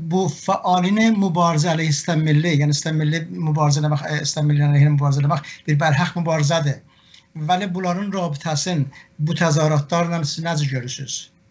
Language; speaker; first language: Azerbaijani; native; Azerbaijani